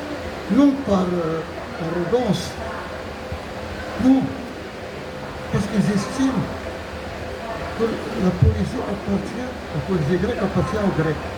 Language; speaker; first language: French; non-native, local second language; Arabic